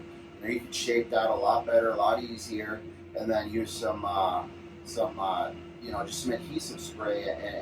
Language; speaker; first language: English; native; English